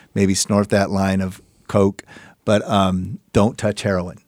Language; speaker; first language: English; native; English